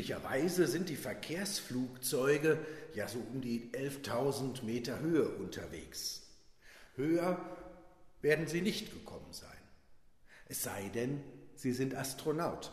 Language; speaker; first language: German; native; German